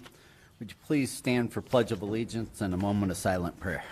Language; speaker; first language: English; native; English